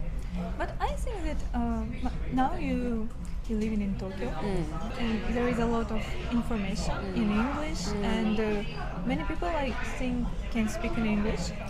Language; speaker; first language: English; non-native, fluent; Russian